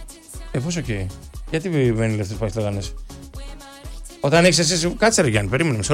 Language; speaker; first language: Greek; native; Greek